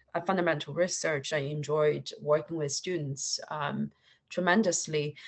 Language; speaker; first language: English; non-native, fluent; Chinese